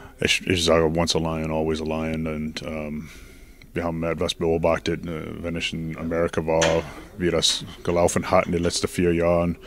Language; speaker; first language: German; non-native, learner; English